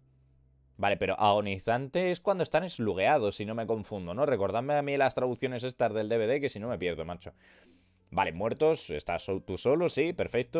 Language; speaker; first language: Spanish; native; Spanish